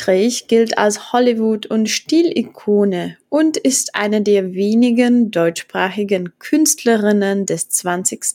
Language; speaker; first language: German; non-native, fluent; Czech